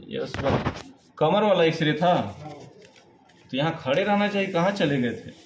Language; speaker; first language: Hindi; native; Hindi